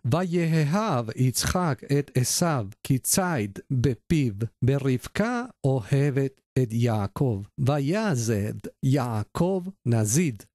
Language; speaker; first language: Hebrew; non-native, learner; Spanish